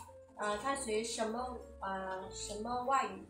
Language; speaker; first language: Chinese; non-native, fluent; Vietnamese